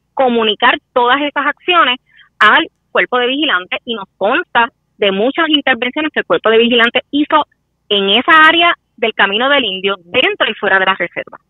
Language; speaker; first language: Spanish; native; Spanish